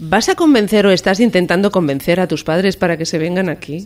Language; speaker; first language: Spanish; native; Spanish